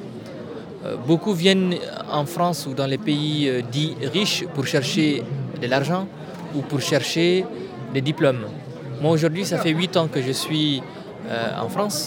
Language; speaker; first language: French; non-native, local second language; Tamasheq